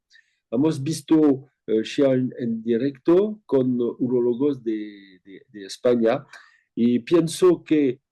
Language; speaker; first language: Spanish; non-native, fluent; French